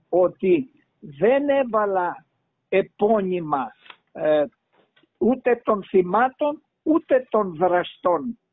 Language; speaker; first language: Greek; native; Greek